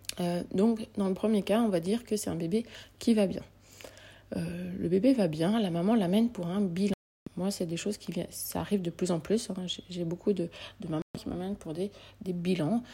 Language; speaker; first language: French; native; French